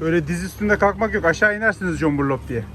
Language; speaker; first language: Turkish; native; Turkish